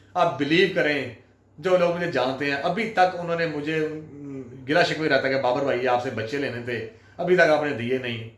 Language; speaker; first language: Urdu; non-native, local second language; Punjabi